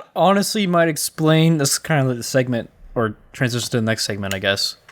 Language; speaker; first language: English; native; English